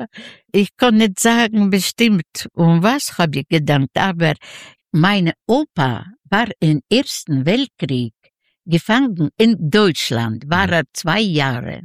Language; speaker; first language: German; non-native, learner; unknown